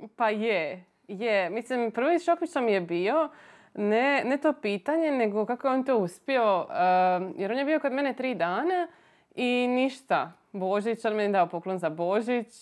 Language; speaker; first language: Croatian; native; Croatian